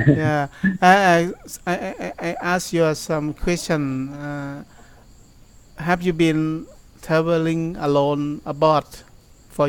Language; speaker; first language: English; non-native, learner; Thai